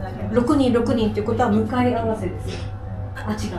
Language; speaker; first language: Japanese; native; Japanese